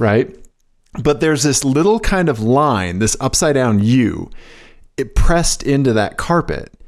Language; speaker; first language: English; native; English